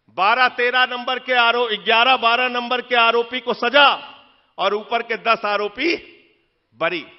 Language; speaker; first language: Hindi; native; Hindi